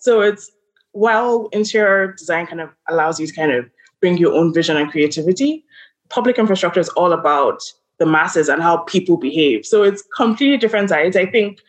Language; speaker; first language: English; non-native, local second language; Yoruba